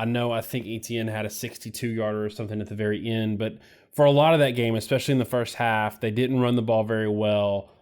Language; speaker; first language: English; native; English